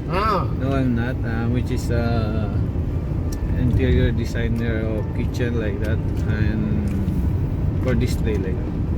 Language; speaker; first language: English; non-native, local second language; Filipino